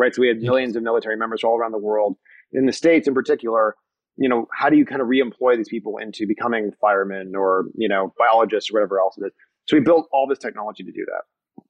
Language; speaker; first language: English; native; English